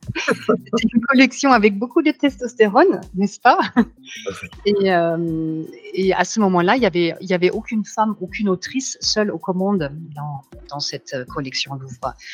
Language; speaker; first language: French; non-native, fluent; German